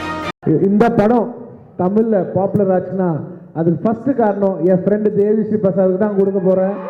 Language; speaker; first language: Tamil; non-native, local second language; Telugu